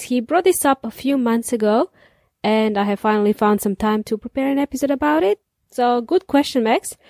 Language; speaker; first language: English; non-native, fluent; Serbian